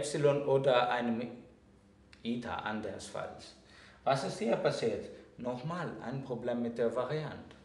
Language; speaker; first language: German; non-native, fluent; Greek